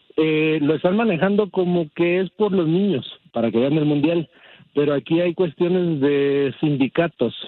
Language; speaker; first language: Spanish; early bilingual, heritage; Spanish